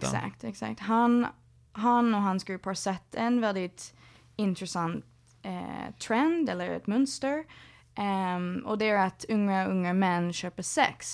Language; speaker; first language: Swedish; non-native, fluent; English